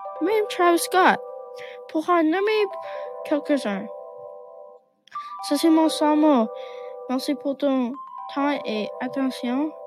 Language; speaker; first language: French; non-native, learner; English